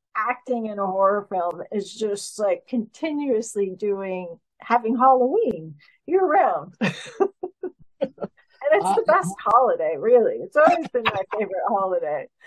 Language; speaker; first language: English; native; English